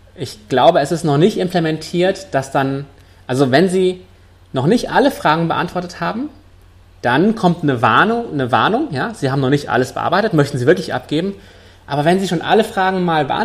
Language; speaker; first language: German; non-native, fluent; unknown